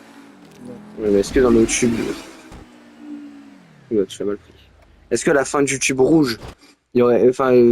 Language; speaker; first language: French; native; French